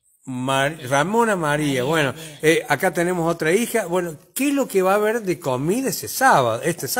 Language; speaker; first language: Spanish; native; Spanish